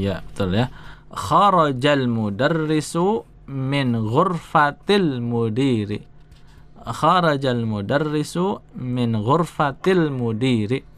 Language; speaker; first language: Arabic; non-native, fluent; Indonesian